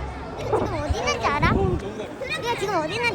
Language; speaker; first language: Korean; early bilingual, other home language; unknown